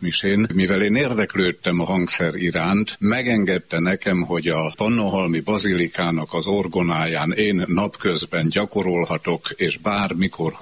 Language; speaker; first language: Hungarian; native; Hungarian